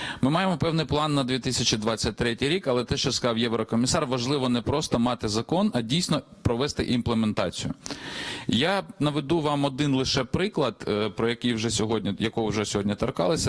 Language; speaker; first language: Ukrainian; native; Ukrainian